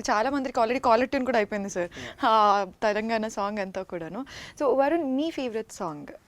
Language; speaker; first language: Telugu; native; Telugu